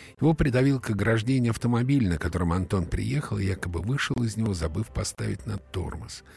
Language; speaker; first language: Russian; native; Russian